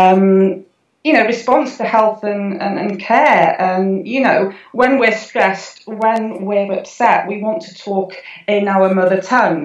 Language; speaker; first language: English; non-native, local second language; Welsh